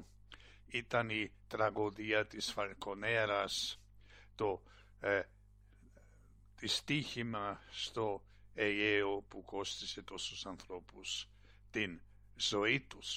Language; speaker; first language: Greek; non-native, fluent; German